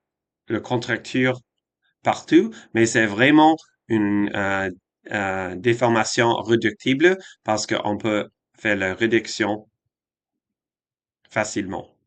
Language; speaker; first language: French; non-native, fluent; English